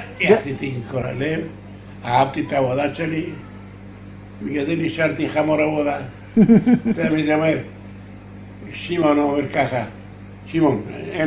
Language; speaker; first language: Hebrew; non-native, learner; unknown